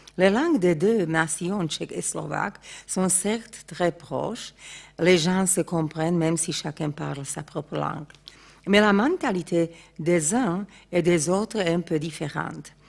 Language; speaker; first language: French; non-native, fluent; Slovak